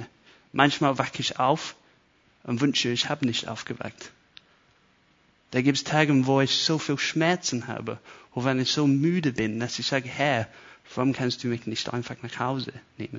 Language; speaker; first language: German; non-native, fluent; English